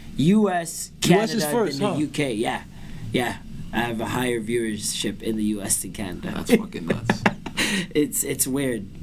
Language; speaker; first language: English; native; English